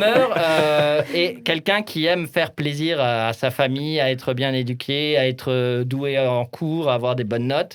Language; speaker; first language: French; native; French